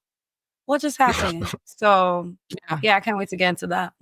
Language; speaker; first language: English; native; English